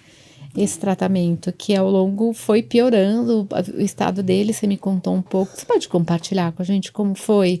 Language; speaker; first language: Portuguese; native; Portuguese